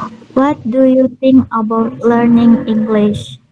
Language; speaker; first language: English; non-native, learner; Indonesian